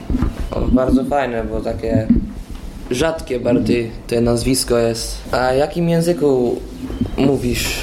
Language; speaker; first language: Polish; early bilingual, heritage; Polish